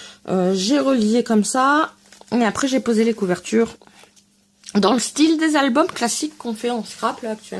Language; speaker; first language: French; native; French